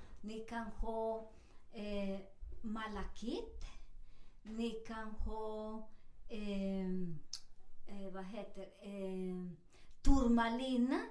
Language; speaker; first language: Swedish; non-native, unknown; Spanish